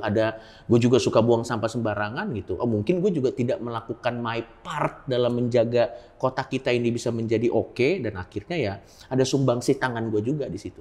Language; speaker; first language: Indonesian; native; Indonesian